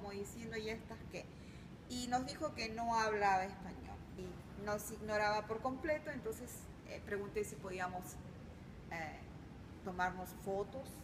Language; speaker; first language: Spanish; early bilingual, heritage; Spanish